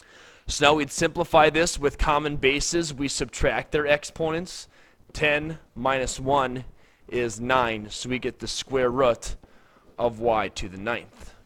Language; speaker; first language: English; native; English